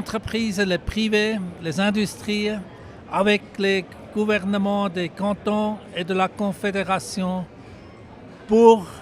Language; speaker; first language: French; non-native, local second language; German